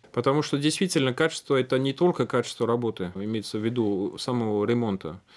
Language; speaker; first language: Russian; non-native, fluent; French